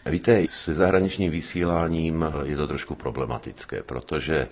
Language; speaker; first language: Czech; native; Czech